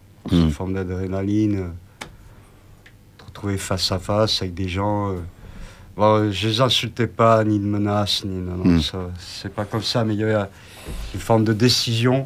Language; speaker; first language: French; native; French